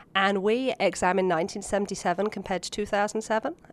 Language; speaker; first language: English; native; English